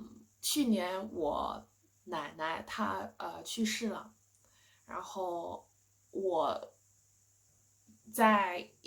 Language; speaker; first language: Chinese; non-native, fluent; English